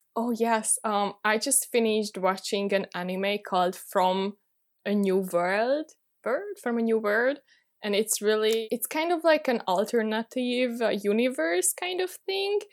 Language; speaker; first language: English; non-native, fluent; Hungarian